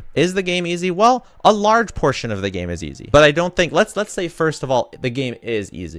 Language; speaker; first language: English; native; English